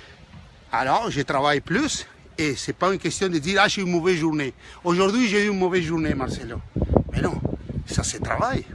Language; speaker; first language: French; non-native, fluent; Spanish